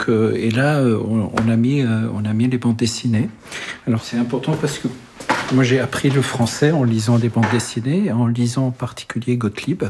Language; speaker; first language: French; early bilingual, other home language; Arabic